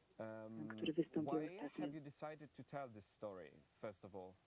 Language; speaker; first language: English; non-native, fluent; Polish